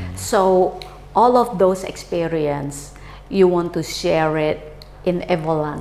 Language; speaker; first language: English; non-native, fluent; Indonesian